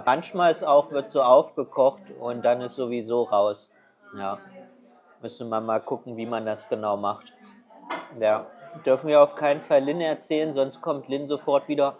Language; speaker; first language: German; non-native, fluent; Chinese